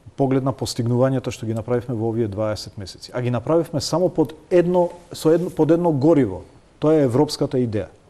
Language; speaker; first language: Macedonian; non-native, local second language; Albanian